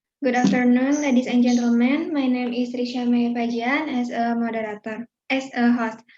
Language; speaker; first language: English; non-native, learner; Indonesian